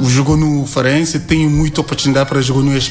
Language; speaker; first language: Portuguese; non-native, learner; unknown